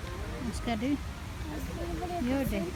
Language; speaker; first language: Swedish; non-native, fluent; Filipino